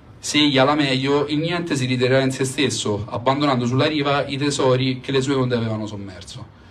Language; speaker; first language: Italian; native; Italian